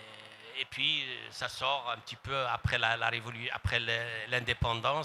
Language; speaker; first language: French; non-native, local second language; Arabic